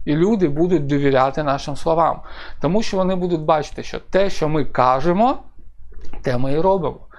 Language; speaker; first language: Ukrainian; non-native, local second language; Russian